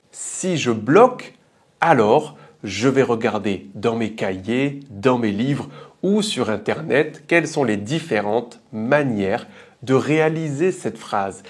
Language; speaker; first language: French; native; French